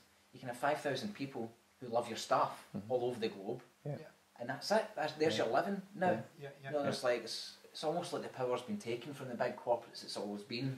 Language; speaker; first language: English; native; English